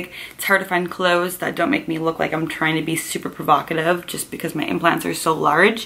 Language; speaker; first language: English; native; English